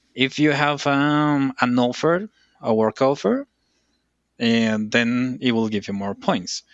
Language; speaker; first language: English; non-native, fluent; Spanish